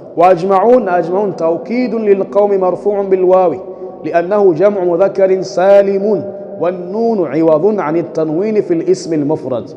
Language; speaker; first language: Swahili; native; Swahili